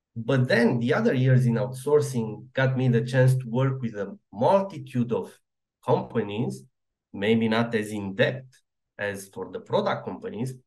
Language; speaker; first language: English; non-native, fluent; Romanian